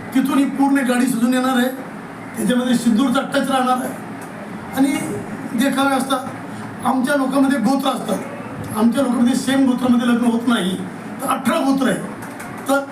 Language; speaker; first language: Marathi; non-native, local second language; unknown